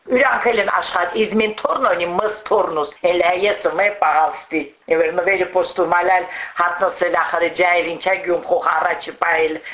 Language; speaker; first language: Armenian; native; Armenian